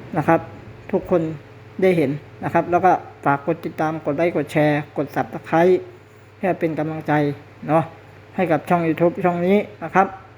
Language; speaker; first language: Thai; native; Thai